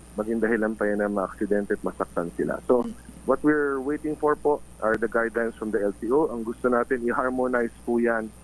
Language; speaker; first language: Filipino; native; Filipino